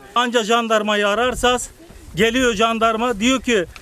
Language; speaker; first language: Turkish; native; Turkish